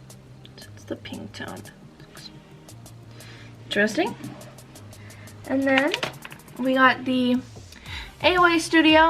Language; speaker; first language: English; native; English